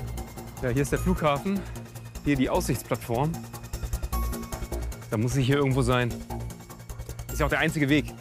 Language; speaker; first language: German; native; German